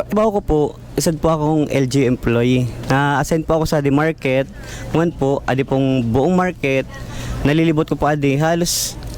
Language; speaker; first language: Filipino; non-native, local second language; Bikol